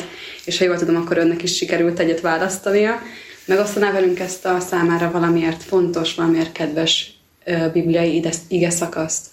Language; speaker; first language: Hungarian; native; Hungarian